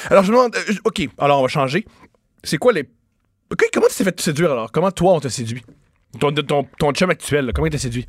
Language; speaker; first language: French; native; French